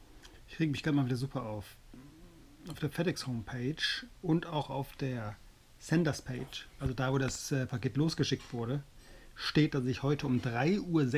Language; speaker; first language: German; native; German